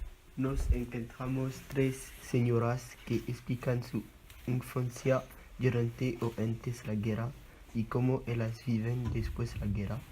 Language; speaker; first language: Spanish; non-native, learner; French